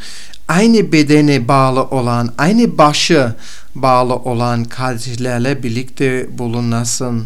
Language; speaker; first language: Turkish; non-native, fluent; Bulgarian